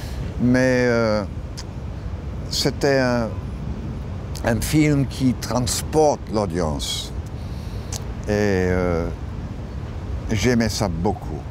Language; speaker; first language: French; non-native, learner; English